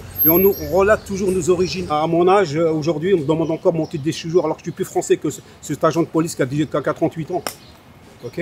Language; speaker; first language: French; early bilingual, other home language; Arabic